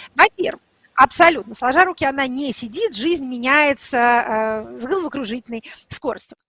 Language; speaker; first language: Russian; native; Russian